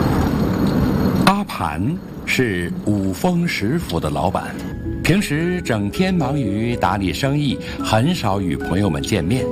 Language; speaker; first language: Chinese; native; Chinese